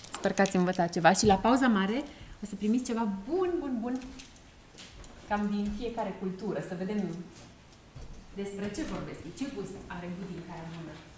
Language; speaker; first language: Romanian; native; Romanian